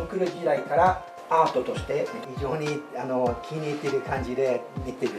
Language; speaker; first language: Japanese; non-native, fluent; English